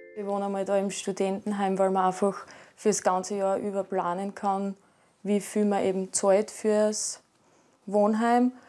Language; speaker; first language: German; non-native, fluent; Latvian